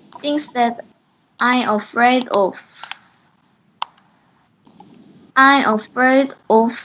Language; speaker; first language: English; non-native, learner; Korean